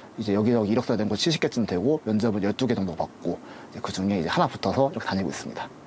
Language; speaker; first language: Korean; native; Korean